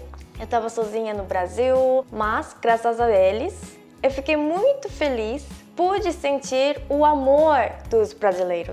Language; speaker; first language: Portuguese; non-native, fluent; Korean